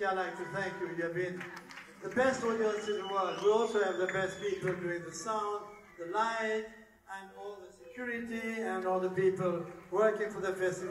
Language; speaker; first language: English; non-native, fluent; French